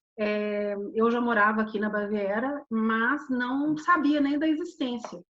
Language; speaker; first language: Portuguese; native; Portuguese